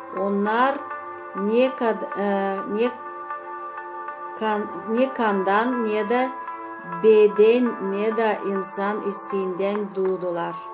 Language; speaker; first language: Turkish; non-native, fluent; Azerbaijani